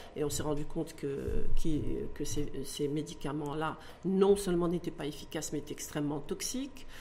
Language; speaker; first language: French; non-native, local second language; Arabic